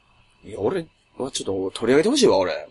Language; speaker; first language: Japanese; native; Japanese